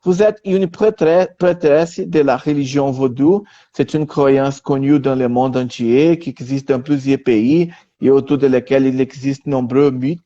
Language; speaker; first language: French; non-native, learner; Portuguese